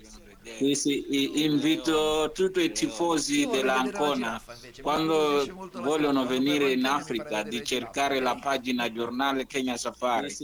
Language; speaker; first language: Italian; non-native, learner; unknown